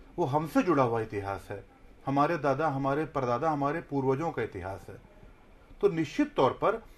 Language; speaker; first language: Hindi; native; Hindi